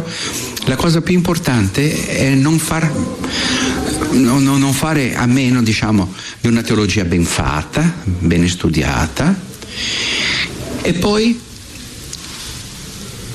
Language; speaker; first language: Italian; non-native, fluent; Portuguese